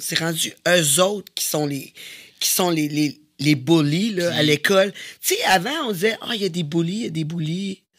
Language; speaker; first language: French; native; French